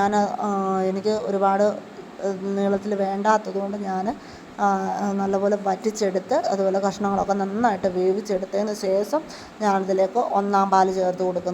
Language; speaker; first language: Malayalam; native; Malayalam